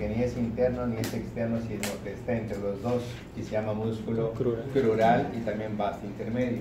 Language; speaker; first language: Spanish; native; Spanish